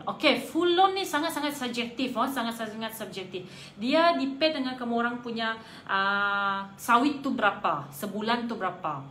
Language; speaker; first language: Malay; non-native, local second language; Iban